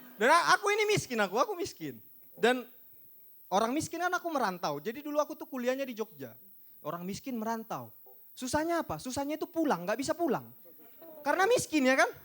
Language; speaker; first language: Indonesian; native; Indonesian